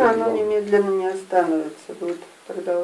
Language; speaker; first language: Russian; native; Russian